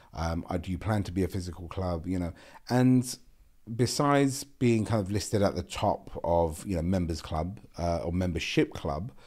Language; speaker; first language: English; non-native, local second language; Gujarati